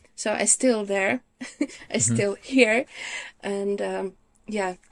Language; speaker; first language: English; non-native, fluent; Ukrainian